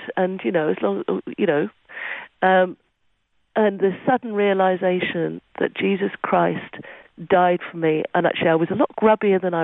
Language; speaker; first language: English; native; English